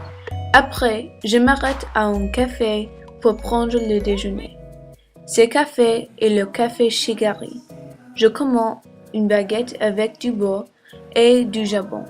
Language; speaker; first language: French; non-native, learner; English